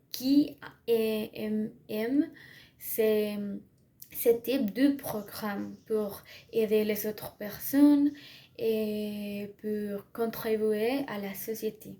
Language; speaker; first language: French; non-native, learner; Spanish